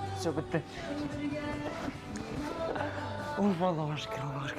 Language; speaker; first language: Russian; non-native, local second language; Tatar